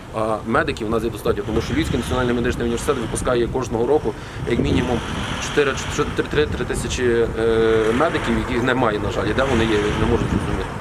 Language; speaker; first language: Ukrainian; native; Ukrainian